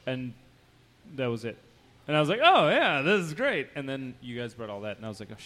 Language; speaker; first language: English; native; English